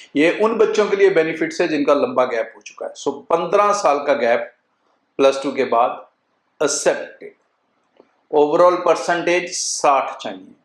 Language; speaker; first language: Hindi; non-native, local second language; Punjabi